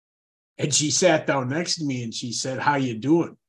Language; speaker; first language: English; native; English